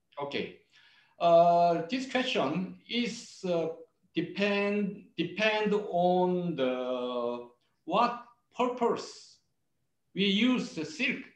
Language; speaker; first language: English; non-native, learner; Korean